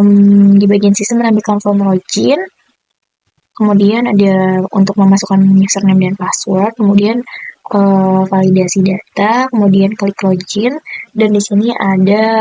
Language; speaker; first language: Indonesian; native; Indonesian